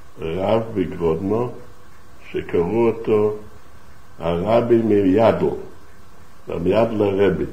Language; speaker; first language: Hebrew; non-native, fluent; Yiddish